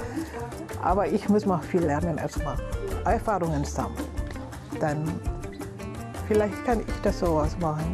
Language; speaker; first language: German; non-native, learner; Indonesian